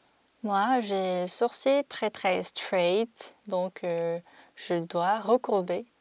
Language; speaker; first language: French; non-native, fluent; Korean